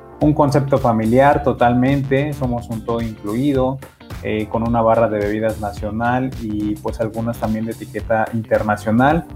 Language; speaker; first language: Spanish; native; Spanish